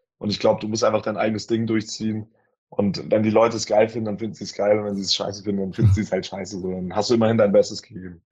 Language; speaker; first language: German; native; German